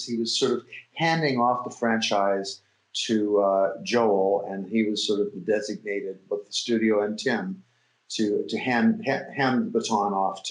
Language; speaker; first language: English; native; English